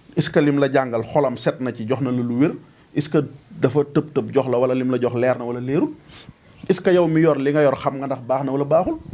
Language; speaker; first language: Wolof; non-native, local second language; Serer